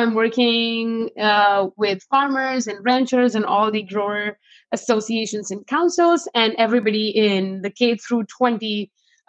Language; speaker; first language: English; non-native, local second language; Hindi